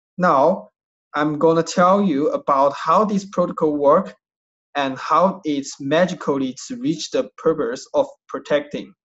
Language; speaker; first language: English; non-native, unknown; Chinese